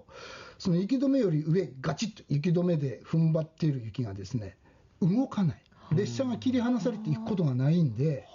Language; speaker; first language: Japanese; native; Japanese